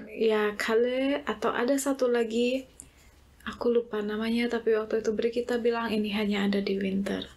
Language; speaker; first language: Indonesian; native; Indonesian